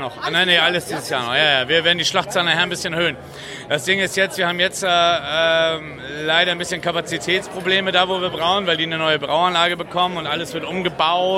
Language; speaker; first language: German; native; German